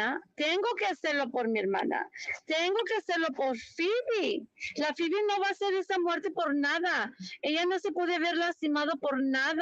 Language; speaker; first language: Spanish; early bilingual, heritage; Spanish